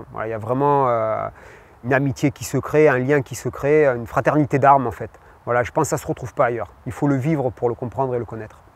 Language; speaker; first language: French; native; French